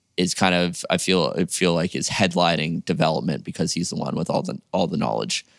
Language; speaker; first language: English; native; English